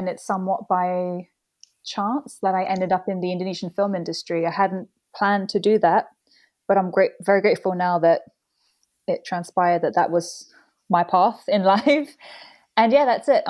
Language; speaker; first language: English; native; English